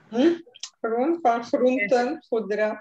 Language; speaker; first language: Dutch; non-native, fluent; Arabic